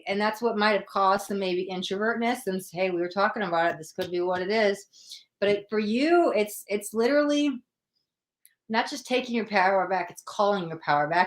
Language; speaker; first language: English; native; English